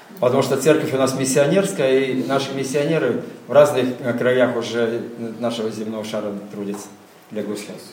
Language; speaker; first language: Russian; native; Russian